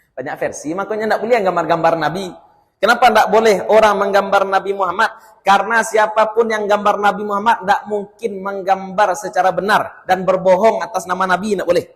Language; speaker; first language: Malay; non-native, local second language; Minangkabau